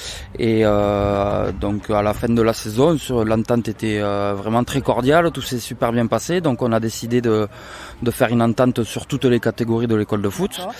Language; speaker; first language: French; native; French